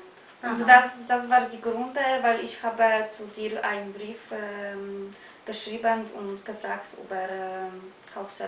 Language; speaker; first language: German; non-native, learner; Polish